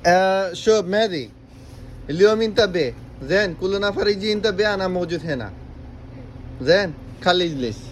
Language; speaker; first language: Arabic; non-native, learner; Bangla